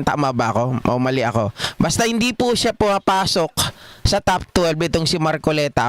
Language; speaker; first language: Filipino; native; Filipino